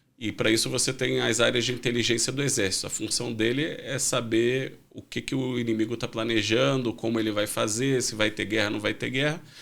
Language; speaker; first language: Portuguese; native; Portuguese